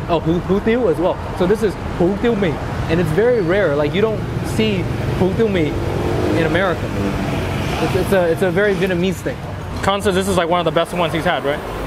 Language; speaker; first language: English; early bilingual, other home language; Vietnamese